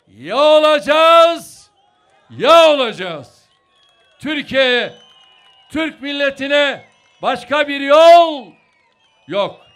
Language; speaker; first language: Turkish; native; Turkish